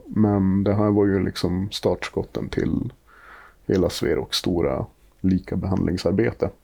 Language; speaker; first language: Swedish; native; Swedish